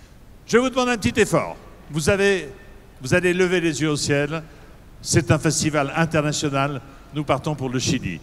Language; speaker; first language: French; native; French